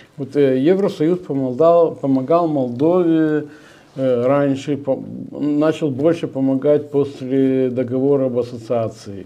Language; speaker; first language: Russian; native; Russian